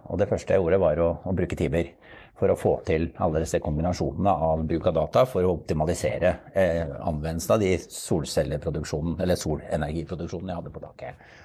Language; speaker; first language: Norwegian; native; Norwegian